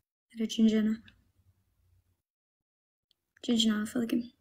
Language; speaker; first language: Amharic; non-native, learner; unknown